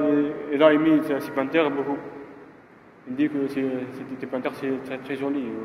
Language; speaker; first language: French; non-native, learner; Arabic